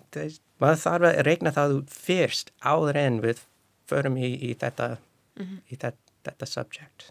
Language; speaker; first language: Icelandic; non-native, fluent; English